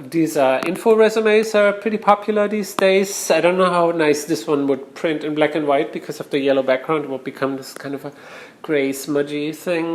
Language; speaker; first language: English; non-native, fluent; German